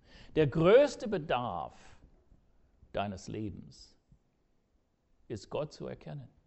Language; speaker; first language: German; non-native, fluent; English